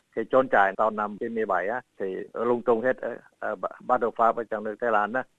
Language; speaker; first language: Vietnamese; early bilingual, heritage; Vietnamese